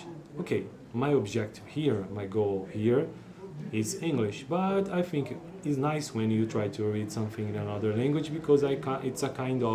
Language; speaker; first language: English; non-native, learner; Portuguese